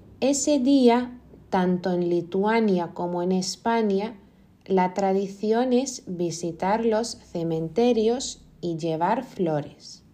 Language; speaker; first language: Spanish; non-native, fluent; Lithuanian